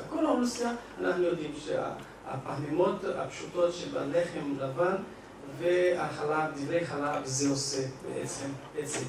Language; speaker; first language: Hebrew; non-native, fluent; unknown